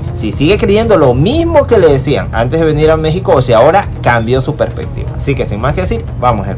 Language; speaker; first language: Spanish; native; Spanish